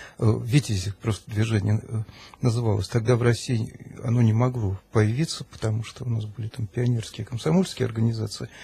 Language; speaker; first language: Russian; native; Russian